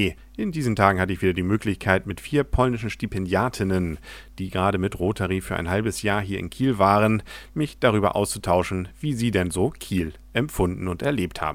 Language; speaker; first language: German; native; German